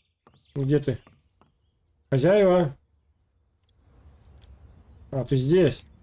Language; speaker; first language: Russian; native; Russian